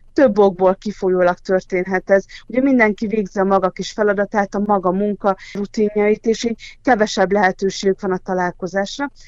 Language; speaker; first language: Hungarian; native; Hungarian